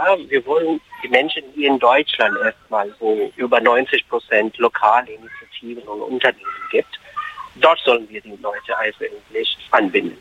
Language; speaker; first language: German; non-native, fluent; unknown